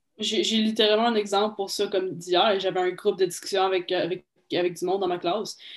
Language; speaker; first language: French; native; French